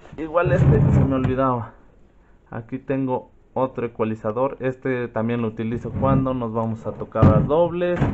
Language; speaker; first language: Spanish; native; Spanish